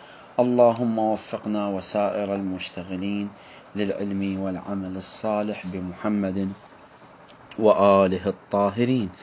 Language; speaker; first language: Arabic; native; Arabic